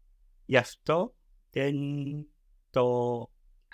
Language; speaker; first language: Greek; non-native, learner; English